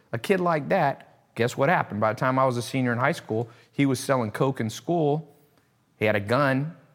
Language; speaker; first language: English; native; English